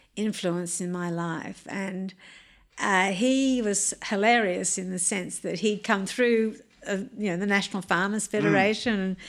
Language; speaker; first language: English; native; English